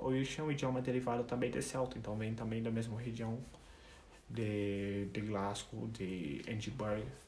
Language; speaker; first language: Portuguese; non-native, fluent; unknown